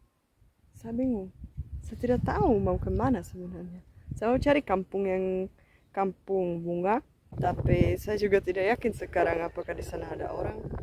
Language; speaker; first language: Indonesian; non-native, fluent; Czech